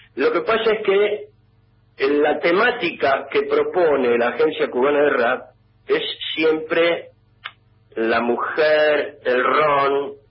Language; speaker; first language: Spanish; native; Spanish